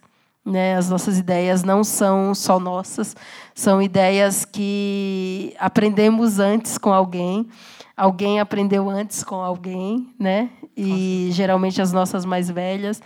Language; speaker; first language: Portuguese; native; Portuguese